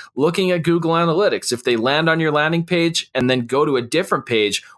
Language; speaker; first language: English; native; English